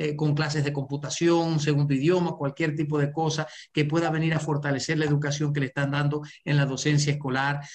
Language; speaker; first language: Spanish; early bilingual, heritage; Spanish